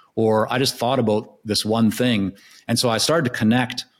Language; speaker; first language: English; non-native, fluent; Hebrew